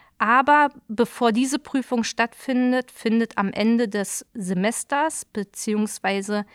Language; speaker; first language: German; native; German